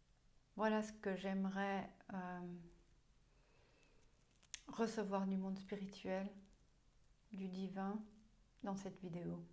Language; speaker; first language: French; non-native, fluent; German